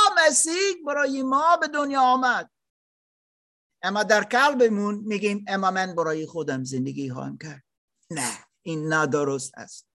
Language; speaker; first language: Persian; non-native, learner; German